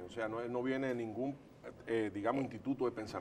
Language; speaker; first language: Spanish; native; Spanish